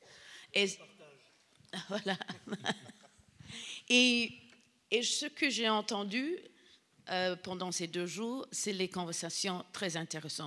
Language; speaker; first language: French; non-native, fluent; English